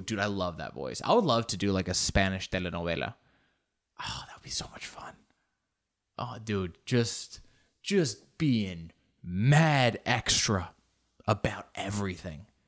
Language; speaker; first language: English; early bilingual, other home language; Spanish